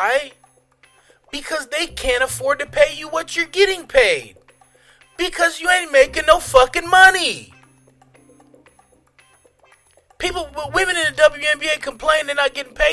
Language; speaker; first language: English; native; English